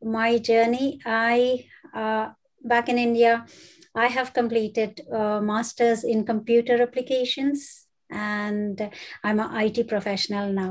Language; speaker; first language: English; non-native, local second language; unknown